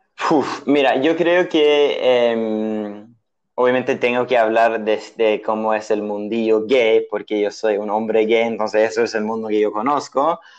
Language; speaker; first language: Spanish; non-native, fluent; English